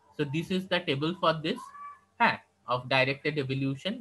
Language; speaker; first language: English; non-native, local second language; Bangla